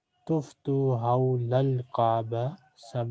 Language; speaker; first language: Arabic; non-native, fluent; Urdu